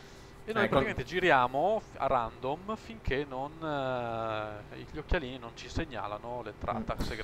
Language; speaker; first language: Italian; native; Italian